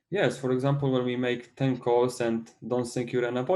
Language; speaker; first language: English; non-native, fluent; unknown